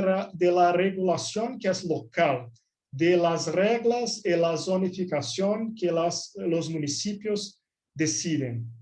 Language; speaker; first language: Spanish; non-native, fluent; Portuguese